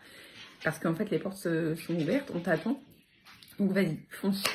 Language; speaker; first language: French; native; French